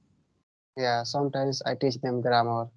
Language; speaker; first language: English; non-native, learner; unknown